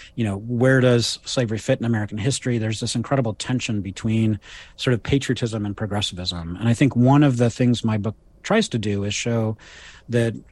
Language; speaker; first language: English; native; English